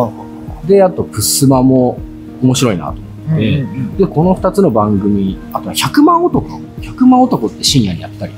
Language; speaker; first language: Japanese; native; Japanese